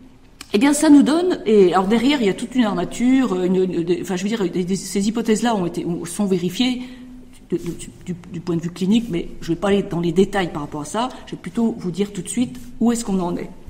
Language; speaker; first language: French; native; French